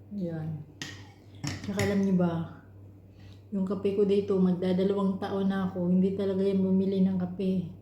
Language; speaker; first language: Filipino; non-native, local second language; Cebuano